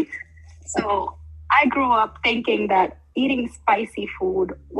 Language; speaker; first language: English; non-native, local second language; Filipino